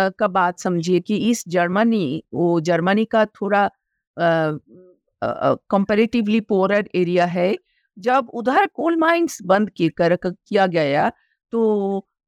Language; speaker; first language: Hindi; non-native, local second language; Bangla